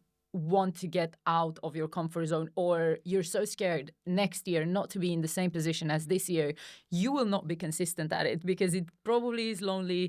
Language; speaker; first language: English; non-native, fluent; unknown